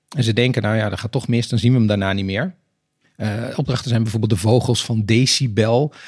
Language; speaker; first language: Dutch; native; Dutch